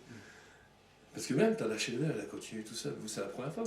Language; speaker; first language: French; native; French